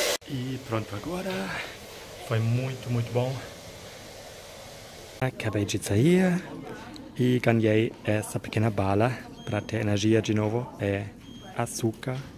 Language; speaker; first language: Portuguese; non-native, fluent; German